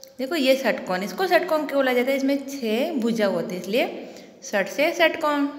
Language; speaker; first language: Hindi; non-native, local second language; Gujarati